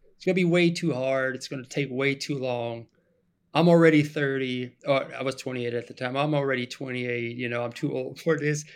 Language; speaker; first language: English; non-native, fluent; German